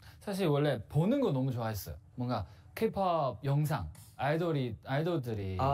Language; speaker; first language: Korean; non-native, learner; Chinese